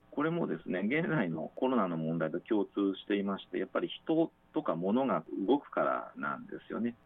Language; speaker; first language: Japanese; native; Japanese